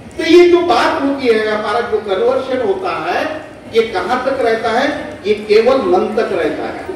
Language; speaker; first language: Hindi; non-native, local second language; Marathi